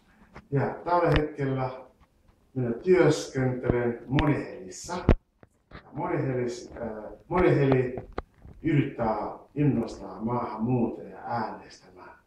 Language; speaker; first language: Finnish; non-native, fluent; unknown